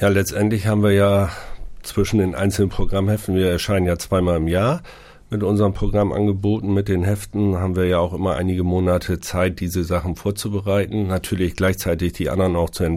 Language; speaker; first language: German; native; German